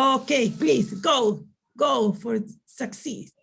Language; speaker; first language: English; non-native, learner; Spanish